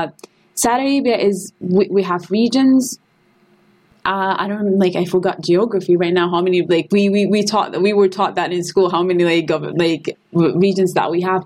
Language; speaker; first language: English; non-native, fluent; Arabic